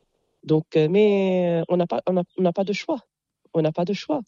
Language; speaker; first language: French; non-native, local second language; Arabic